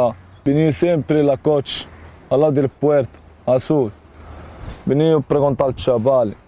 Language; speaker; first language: Spanish; non-native, learner; Arabic